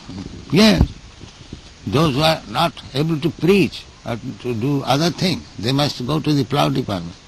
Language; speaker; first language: English; non-native, local second language; Bangla